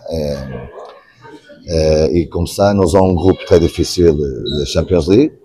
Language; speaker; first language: French; non-native, learner; Portuguese